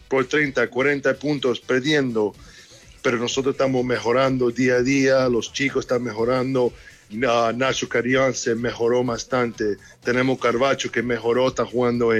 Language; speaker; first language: Spanish; early bilingual, heritage; English